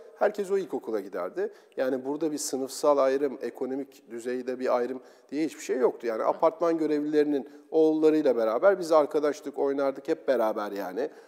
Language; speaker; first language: Turkish; native; Turkish